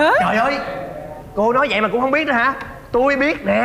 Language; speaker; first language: Vietnamese; native; Vietnamese